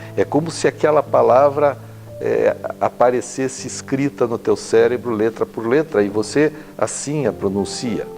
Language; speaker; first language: Portuguese; native; Portuguese